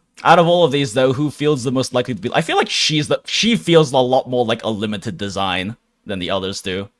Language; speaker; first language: English; native; English